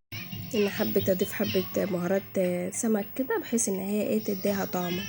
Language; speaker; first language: Arabic; native; Arabic